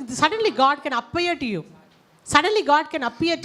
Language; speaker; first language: English; non-native, local second language; Tamil